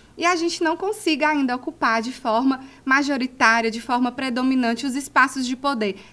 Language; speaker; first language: Portuguese; native; Portuguese